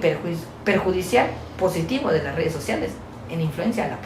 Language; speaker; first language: Spanish; native; Spanish